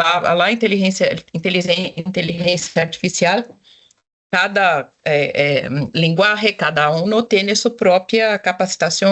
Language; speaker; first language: Spanish; non-native, local second language; Portuguese